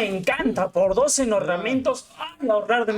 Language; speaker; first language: Spanish; native; Spanish